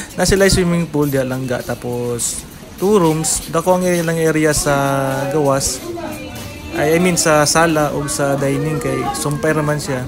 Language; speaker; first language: Cebuano; non-native, local second language; Hiligaynon